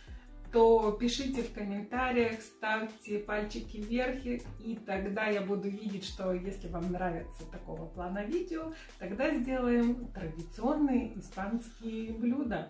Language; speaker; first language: Russian; native; Russian